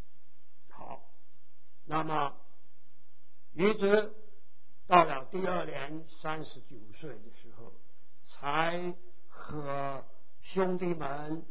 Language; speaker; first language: Chinese; native; Chinese